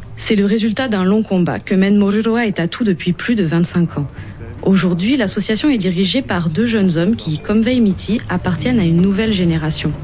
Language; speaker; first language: French; native; French